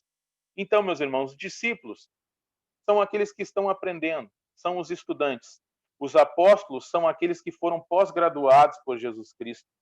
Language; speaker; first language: Portuguese; native; Portuguese